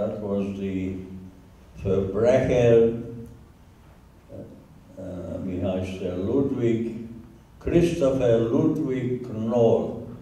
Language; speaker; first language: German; non-native, learner; Hungarian